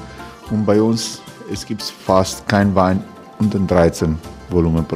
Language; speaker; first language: German; non-native, fluent; Croatian